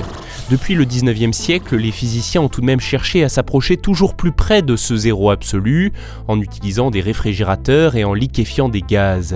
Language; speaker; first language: French; native; French